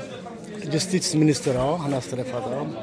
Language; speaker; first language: Swedish; non-native, learner; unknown